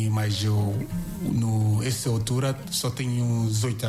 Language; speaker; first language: Portuguese; non-native, learner; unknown